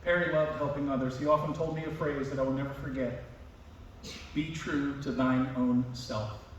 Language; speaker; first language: English; native; English